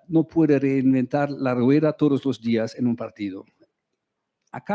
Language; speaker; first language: Spanish; non-native, fluent; German